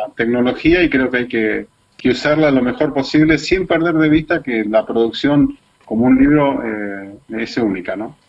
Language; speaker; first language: Spanish; native; Spanish